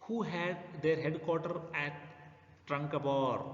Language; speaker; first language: English; non-native, local second language; Kannada